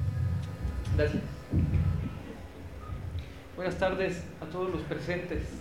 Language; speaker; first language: Spanish; native; Spanish